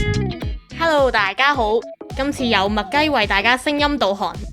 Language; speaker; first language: Cantonese; native; Cantonese